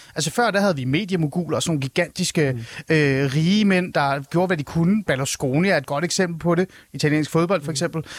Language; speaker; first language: Danish; early bilingual, other home language; Persian